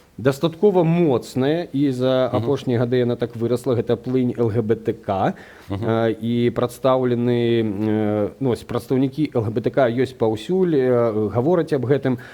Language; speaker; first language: Belarusian; non-native, local second language; Russian